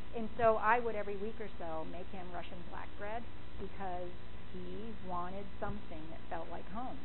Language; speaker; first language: English; native; English